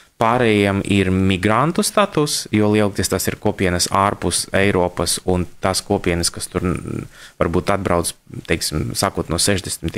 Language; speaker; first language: Latvian; non-native, local second language; Russian